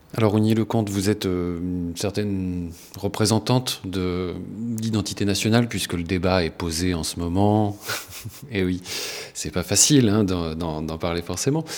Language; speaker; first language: French; native; French